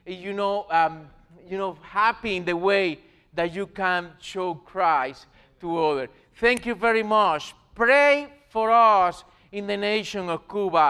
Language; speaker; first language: English; non-native, learner; Spanish